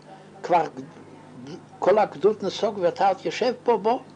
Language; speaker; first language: Hebrew; non-native, fluent; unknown